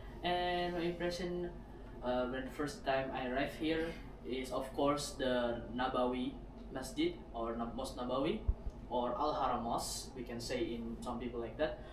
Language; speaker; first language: English; non-native, learner; Indonesian